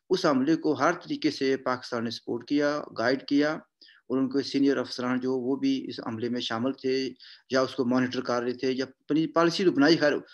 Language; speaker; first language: Urdu; non-native, local second language; Punjabi